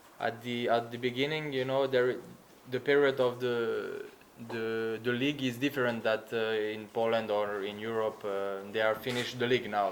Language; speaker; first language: English; non-native, learner; Slovenian